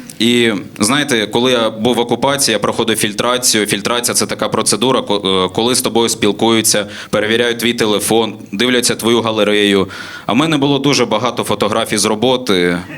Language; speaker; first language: Ukrainian; non-native, local second language; Russian